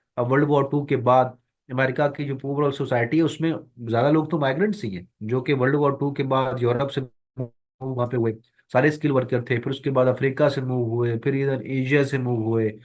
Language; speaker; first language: Urdu; non-native, local second language; Punjabi